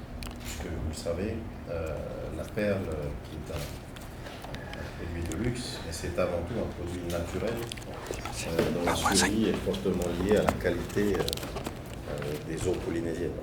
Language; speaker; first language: French; native; French